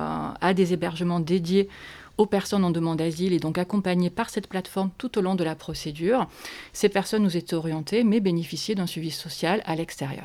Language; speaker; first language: French; native; French